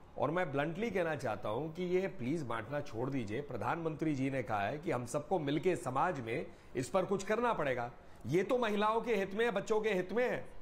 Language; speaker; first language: Hindi; native; Hindi